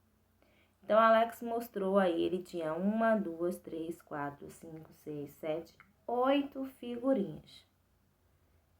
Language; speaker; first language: Portuguese; native; Portuguese